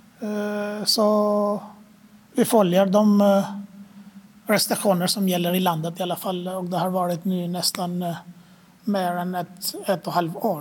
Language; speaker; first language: Swedish; non-native, fluent; Arabic